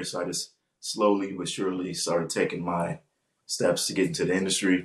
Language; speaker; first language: English; native; English